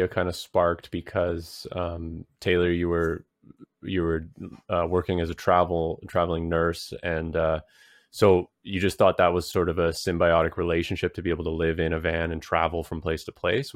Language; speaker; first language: English; native; English